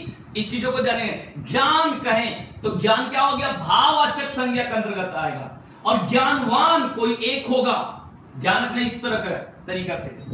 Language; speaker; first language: Hindi; native; Hindi